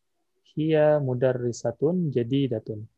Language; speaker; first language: Arabic; non-native, learner; Indonesian